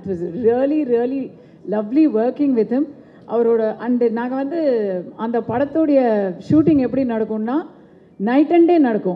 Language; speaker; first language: Tamil; native; Tamil